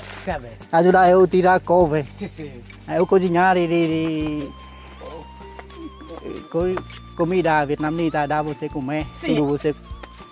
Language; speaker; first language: Portuguese; non-native, learner; Vietnamese